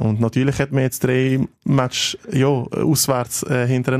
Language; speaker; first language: German; native; German